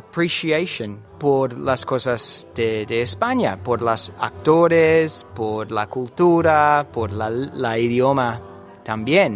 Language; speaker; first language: Spanish; non-native, learner; English